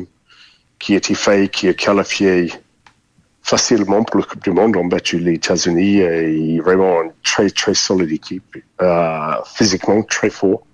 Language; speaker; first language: French; non-native, fluent; English